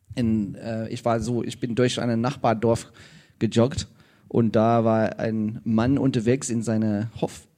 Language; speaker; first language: German; non-native, fluent; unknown